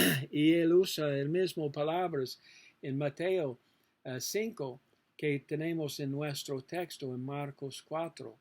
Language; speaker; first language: Spanish; non-native, learner; English